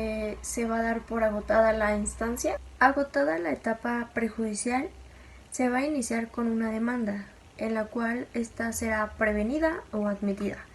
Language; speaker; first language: Spanish; native; Spanish